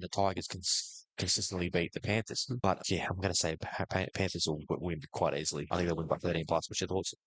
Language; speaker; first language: English; native; English